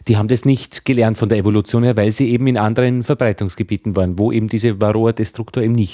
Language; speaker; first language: German; native; German